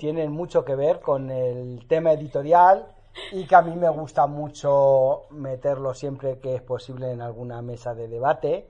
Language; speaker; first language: Spanish; native; Spanish